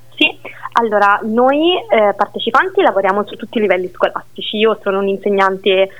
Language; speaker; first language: Italian; native; Italian